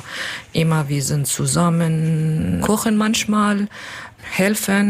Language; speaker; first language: German; non-native, learner; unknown